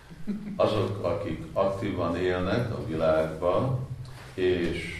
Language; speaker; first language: Hungarian; non-native, fluent; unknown